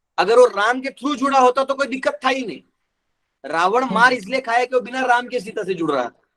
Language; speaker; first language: Hindi; non-native, local second language; Marathi